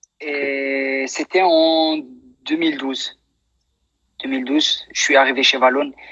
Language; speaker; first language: French; non-native, local second language; Dutch